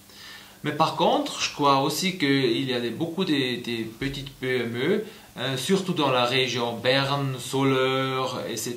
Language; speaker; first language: French; non-native, local second language; German